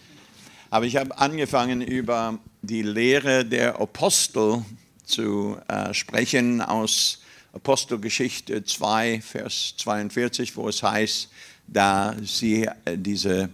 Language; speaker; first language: German; non-native, fluent; English